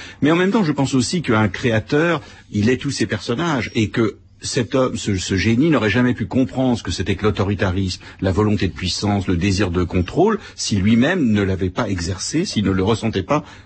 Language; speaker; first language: French; native; French